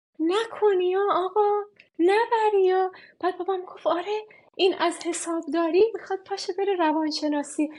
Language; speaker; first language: Persian; native; Persian